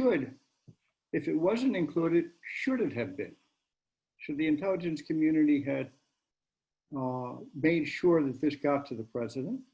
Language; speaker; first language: English; native; English